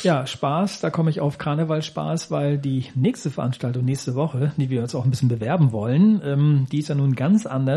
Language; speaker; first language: German; native; German